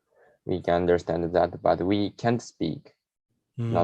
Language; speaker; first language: English; non-native, learner; Japanese